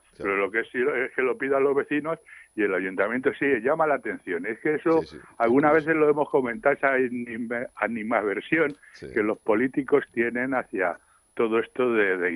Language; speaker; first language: Spanish; native; Spanish